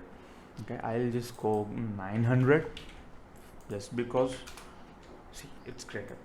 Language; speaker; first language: English; non-native, local second language; Telugu